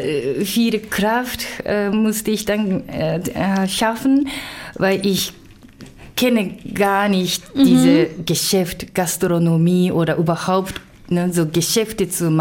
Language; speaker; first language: German; non-native, fluent; Japanese